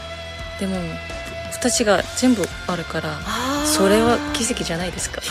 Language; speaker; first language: Japanese; non-native, learner; Korean